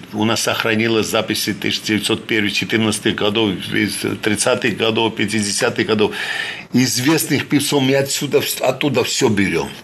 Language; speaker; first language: Russian; non-native, fluent; Georgian